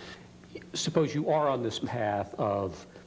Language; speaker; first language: English; native; English